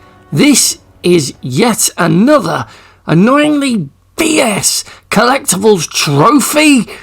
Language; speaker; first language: English; native; English